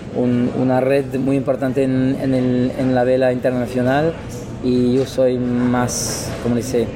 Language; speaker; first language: Spanish; non-native, learner; French